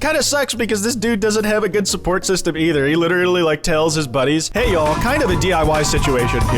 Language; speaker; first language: English; native; English